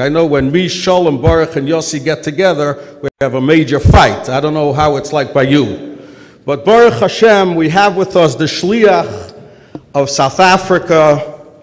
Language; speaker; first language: English; native; English